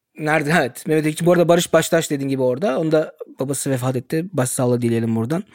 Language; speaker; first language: Turkish; early bilingual, heritage; Turkish